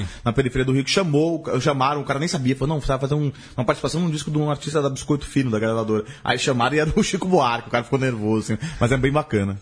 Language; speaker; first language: Portuguese; native; Portuguese